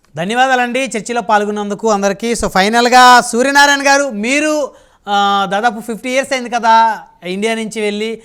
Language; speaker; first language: Telugu; native; Telugu